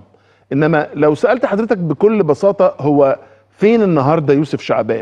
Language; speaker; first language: Arabic; native; Arabic